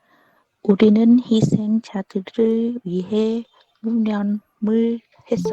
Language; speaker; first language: Korean; non-native, learner; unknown